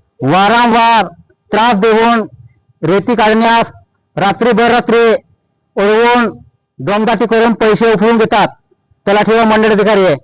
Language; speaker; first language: Marathi; non-native, local second language; Bhili